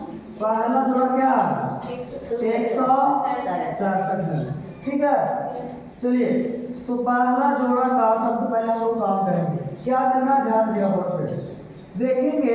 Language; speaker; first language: Hindi; native; Hindi